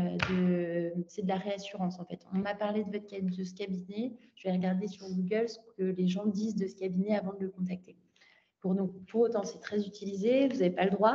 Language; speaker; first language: French; native; French